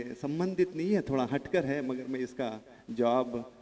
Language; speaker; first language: Hindi; non-native, local second language; Marathi